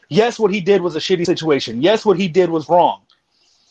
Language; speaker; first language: English; native; English